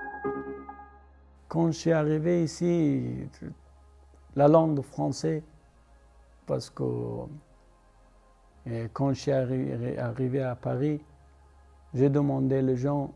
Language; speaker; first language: French; non-native, learner; Persian